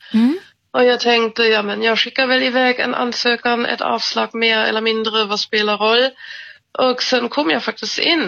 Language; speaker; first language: Swedish; non-native, fluent; German